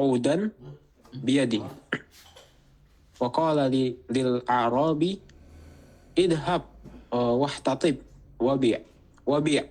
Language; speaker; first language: Arabic; non-native, learner; Indonesian